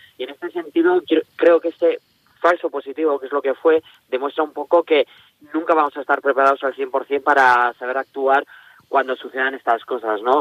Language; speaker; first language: Spanish; native; Spanish